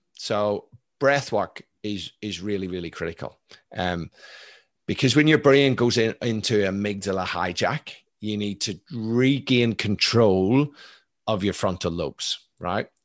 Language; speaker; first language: English; native; English